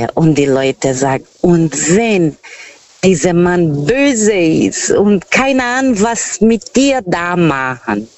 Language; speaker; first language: German; non-native, fluent; Portuguese